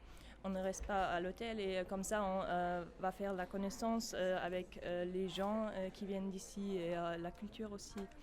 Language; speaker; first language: French; non-native, fluent; German